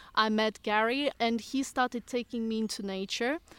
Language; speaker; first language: English; non-native, fluent; Russian